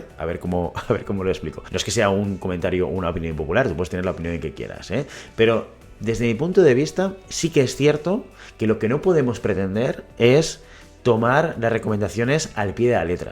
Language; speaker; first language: Spanish; native; Spanish